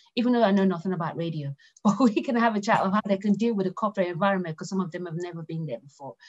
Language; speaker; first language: English; non-native, local second language; Yoruba